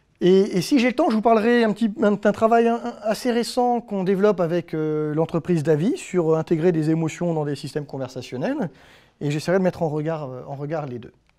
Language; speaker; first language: French; native; French